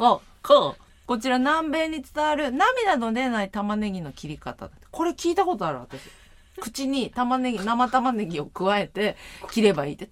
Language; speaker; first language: Japanese; native; Japanese